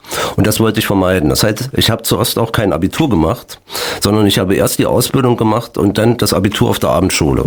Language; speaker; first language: German; native; German